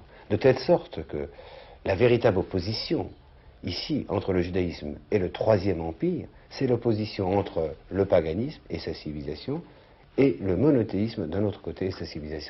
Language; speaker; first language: French; native; French